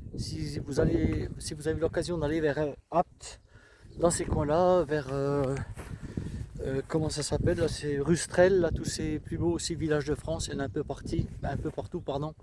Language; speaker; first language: French; native; French